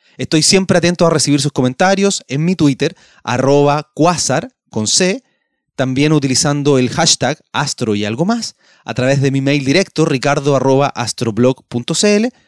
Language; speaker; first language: Spanish; native; Spanish